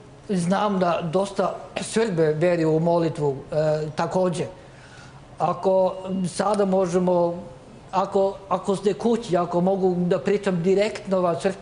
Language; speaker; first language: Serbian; non-native, learner; Norwegian